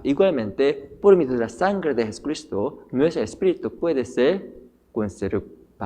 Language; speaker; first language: Spanish; non-native, fluent; Korean